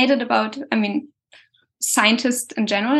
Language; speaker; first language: English; non-native, fluent; German